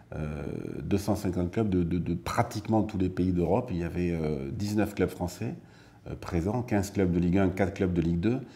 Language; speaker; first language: French; native; French